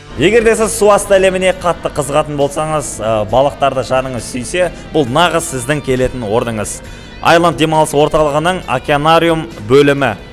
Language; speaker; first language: Kazakh; native; Kazakh